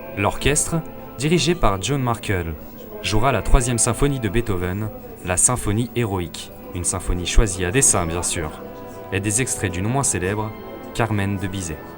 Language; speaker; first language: French; native; French